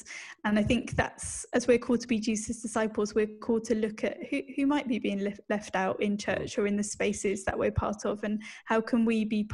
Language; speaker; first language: English; native; English